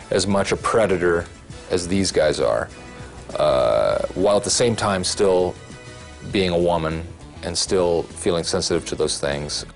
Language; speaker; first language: English; native; English